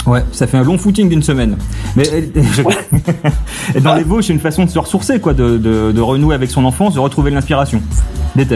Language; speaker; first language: French; native; French